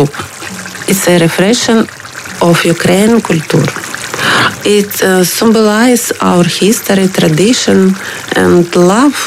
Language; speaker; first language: English; non-native, fluent; Ukrainian